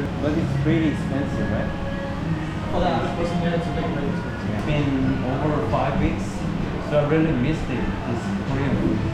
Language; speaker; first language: English; non-native, learner; Korean